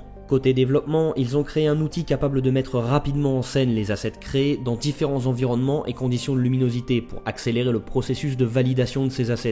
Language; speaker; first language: French; native; French